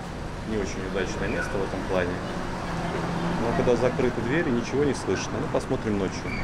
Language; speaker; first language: Russian; native; Russian